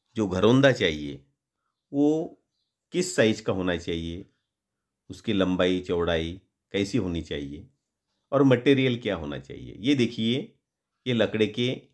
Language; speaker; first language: Hindi; non-native, local second language; Marathi